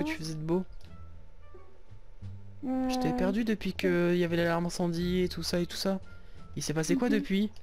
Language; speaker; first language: French; native; French